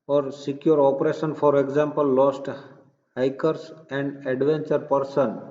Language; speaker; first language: English; non-native, local second language; Gujarati